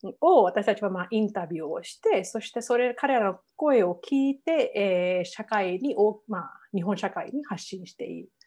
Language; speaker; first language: Japanese; non-native, fluent; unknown